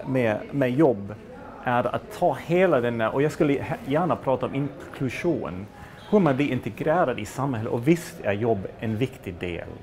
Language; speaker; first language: Swedish; non-native, fluent; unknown